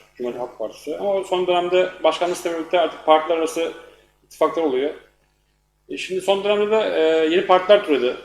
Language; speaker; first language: Turkish; native; Turkish